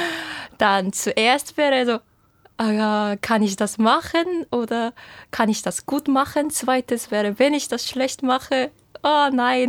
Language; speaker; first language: German; non-native, fluent; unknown